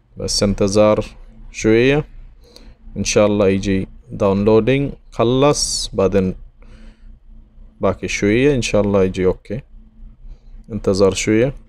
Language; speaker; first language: Arabic; non-native, learner; Bangla